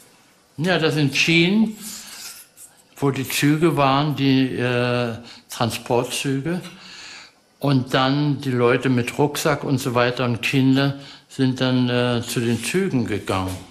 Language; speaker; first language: German; early bilingual, heritage; German